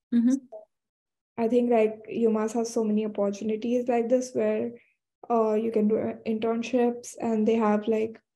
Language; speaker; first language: English; non-native, local second language; Hindi